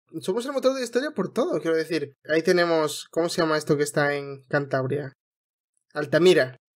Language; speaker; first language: Spanish; native; Spanish